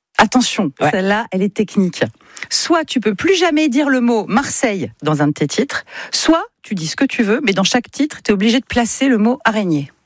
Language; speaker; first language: French; native; French